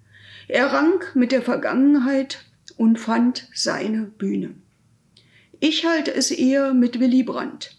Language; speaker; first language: German; native; German